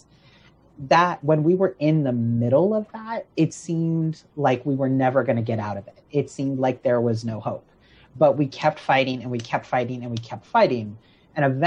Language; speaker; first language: English; native; English